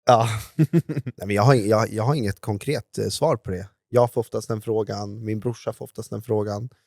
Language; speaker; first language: Swedish; native; Swedish